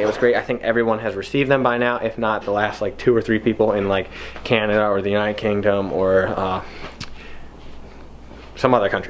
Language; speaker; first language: English; native; English